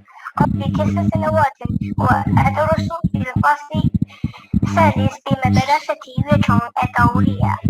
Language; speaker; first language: Arabic; non-native, learner; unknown